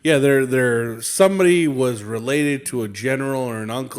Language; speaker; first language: English; native; English